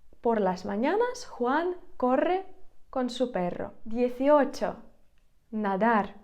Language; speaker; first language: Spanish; non-native, fluent; Ukrainian